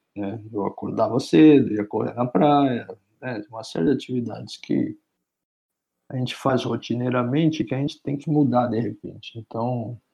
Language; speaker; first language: Portuguese; native; Portuguese